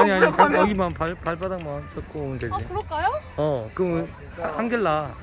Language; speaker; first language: Korean; native; Korean